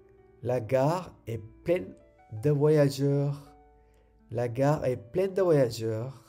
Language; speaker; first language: French; non-native, fluent; Sinhala